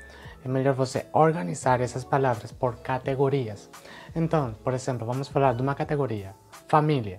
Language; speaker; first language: Portuguese; non-native, fluent; Spanish